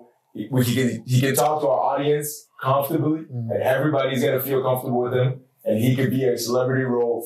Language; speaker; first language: English; non-native, local second language; Akan